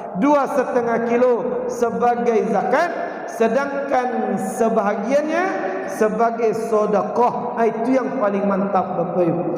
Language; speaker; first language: Malay; non-native, local second language; Minangkabau